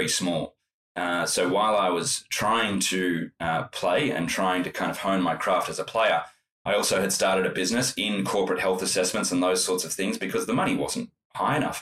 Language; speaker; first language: English; native; English